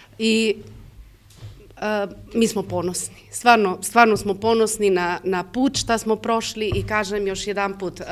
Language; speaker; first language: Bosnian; early bilingual, heritage; Serbian